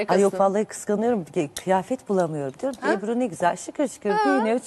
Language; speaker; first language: Turkish; native; Turkish